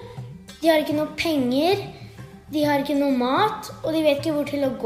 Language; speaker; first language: Norwegian; early bilingual, heritage; Norwegian